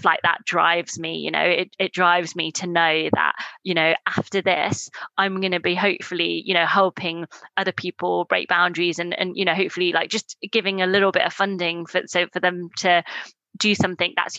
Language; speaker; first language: English; native; English